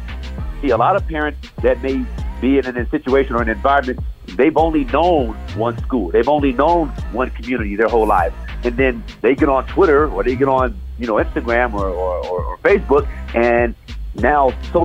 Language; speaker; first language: English; native; English